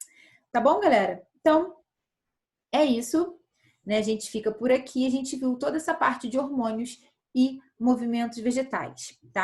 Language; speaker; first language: Portuguese; native; Portuguese